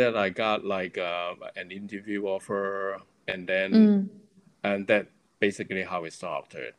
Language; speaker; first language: English; non-native, local second language; Cantonese